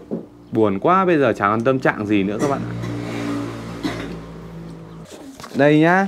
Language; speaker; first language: Vietnamese; native; Vietnamese